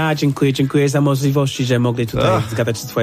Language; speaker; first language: Polish; non-native, fluent; English